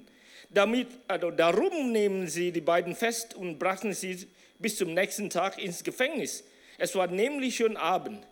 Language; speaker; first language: English; non-native, fluent; Indonesian